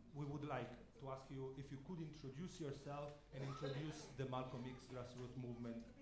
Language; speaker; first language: English; non-native, fluent; Italian